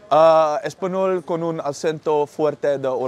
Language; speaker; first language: Spanish; non-native, learner; Dutch